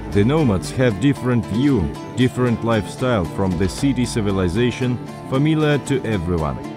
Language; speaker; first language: English; non-native, fluent; Kazakh